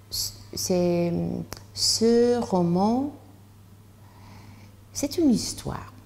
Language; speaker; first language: French; non-native, learner; English